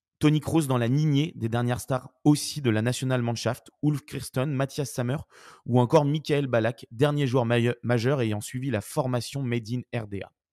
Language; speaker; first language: French; native; French